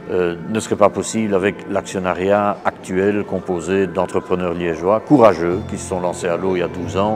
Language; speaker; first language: French; native; French